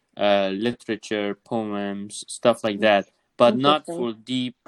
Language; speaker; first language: English; non-native, fluent; Kurdish